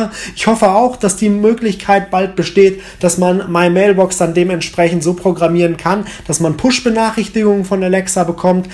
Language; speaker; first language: German; native; German